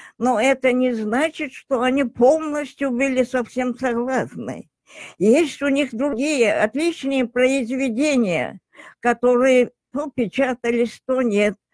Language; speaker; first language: Russian; non-native, local second language; Tajik